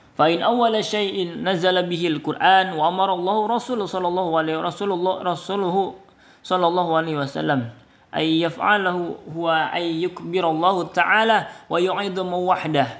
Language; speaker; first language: Arabic; non-native, learner; Indonesian